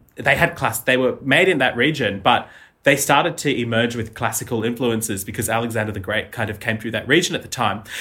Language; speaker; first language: English; native; English